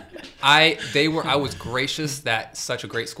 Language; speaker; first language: English; native; English